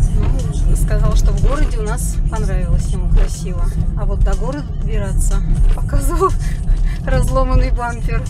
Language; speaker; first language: Russian; native; Russian